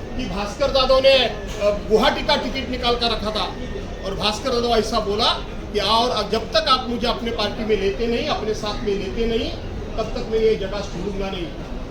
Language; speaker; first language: Hindi; non-native, local second language; Marathi